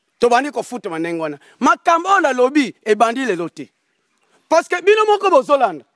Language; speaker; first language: Lingala; non-native, local second language; Kongo